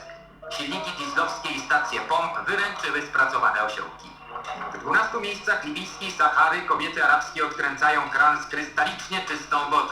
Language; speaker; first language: Polish; native; Polish